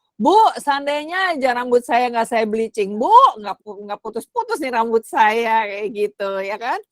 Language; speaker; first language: Indonesian; native; Indonesian